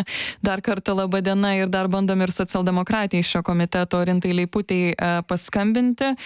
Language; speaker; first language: Lithuanian; native; Lithuanian